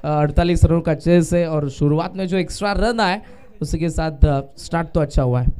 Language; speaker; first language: Hindi; non-native, local second language; Marathi